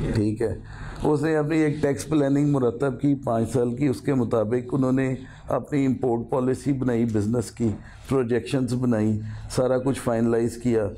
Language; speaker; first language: Urdu; native; Urdu